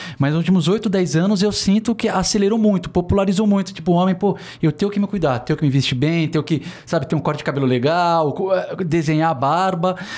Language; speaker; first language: Portuguese; native; Portuguese